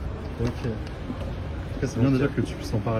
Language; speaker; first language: French; native; French